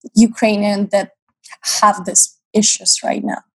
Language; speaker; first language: English; non-native, fluent; Ukrainian